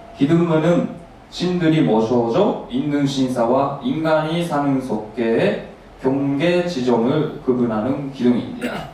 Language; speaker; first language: Korean; non-native, learner; Japanese